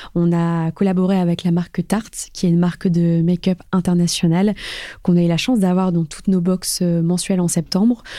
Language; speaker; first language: French; native; French